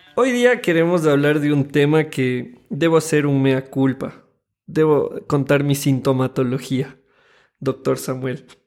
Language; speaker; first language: Spanish; native; Spanish